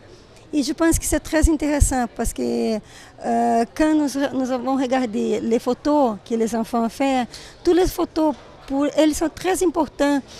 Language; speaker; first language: French; non-native, learner; Portuguese